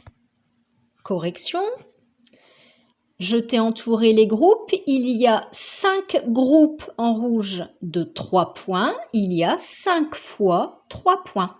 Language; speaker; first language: French; native; French